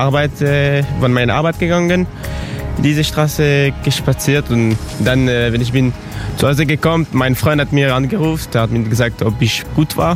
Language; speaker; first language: German; non-native, local second language; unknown